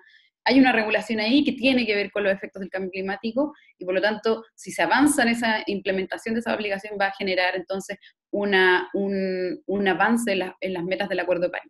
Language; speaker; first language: Spanish; native; Spanish